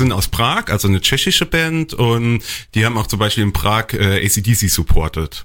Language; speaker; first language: German; native; German